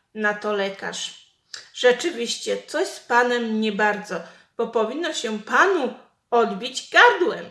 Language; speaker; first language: Polish; native; Polish